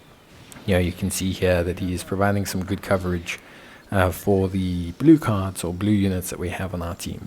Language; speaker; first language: English; native; English